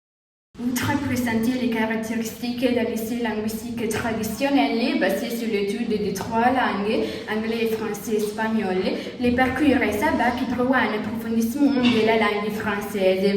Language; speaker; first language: French; non-native, learner; Italian